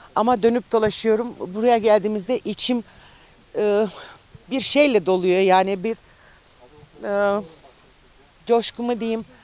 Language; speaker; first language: Turkish; early bilingual, heritage; Romanian